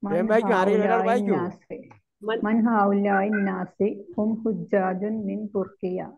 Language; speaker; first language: Arabic; non-native, learner; Malayalam